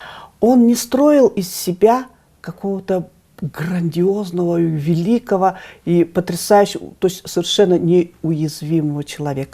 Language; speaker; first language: Russian; native; Russian